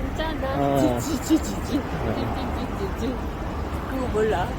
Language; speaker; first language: Korean; non-native, fluent; Japanese